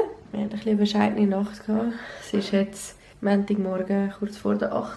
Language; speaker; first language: German; native; German